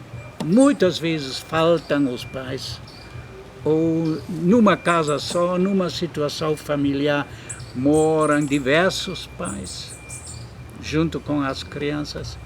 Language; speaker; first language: Portuguese; non-native, fluent; German